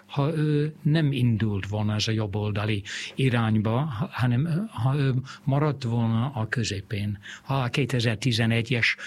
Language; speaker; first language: Hungarian; non-native, fluent; English